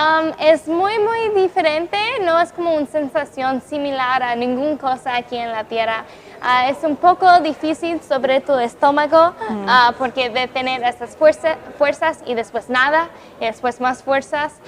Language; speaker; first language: Spanish; non-native, fluent; English